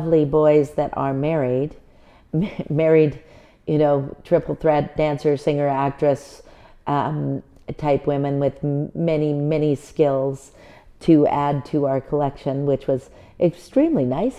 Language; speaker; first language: English; native; English